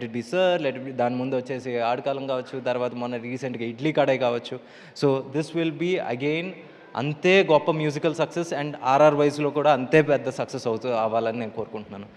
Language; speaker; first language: Telugu; native; Telugu